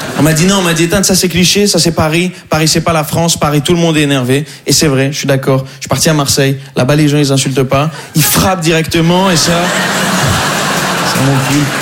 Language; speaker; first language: French; native; French